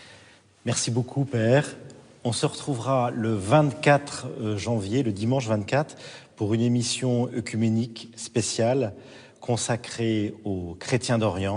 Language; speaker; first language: French; native; French